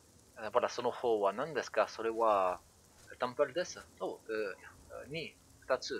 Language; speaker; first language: Japanese; non-native, learner; French